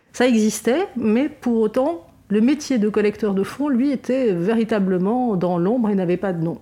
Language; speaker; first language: French; non-native, local second language; Arabic